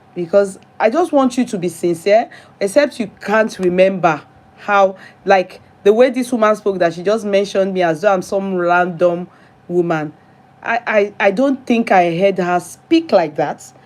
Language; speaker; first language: English; non-native, local second language; Yoruba